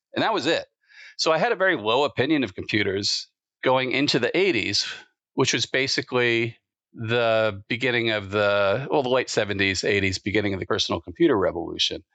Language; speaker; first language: English; native; English